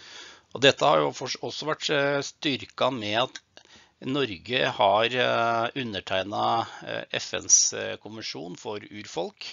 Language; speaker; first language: Norwegian; native; Norwegian